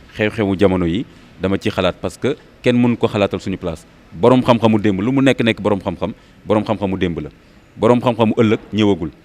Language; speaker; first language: Wolof; native; Wolof